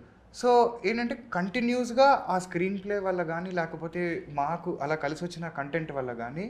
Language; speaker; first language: Telugu; native; Telugu